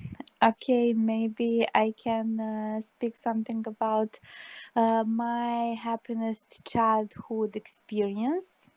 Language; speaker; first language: English; non-native, learner; Serbian